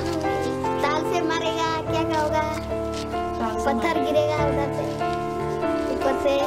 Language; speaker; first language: Hindi; non-native, local second language; Nepali